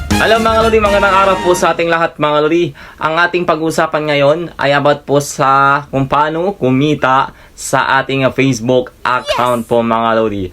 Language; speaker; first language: Filipino; non-native, local second language; Cebuano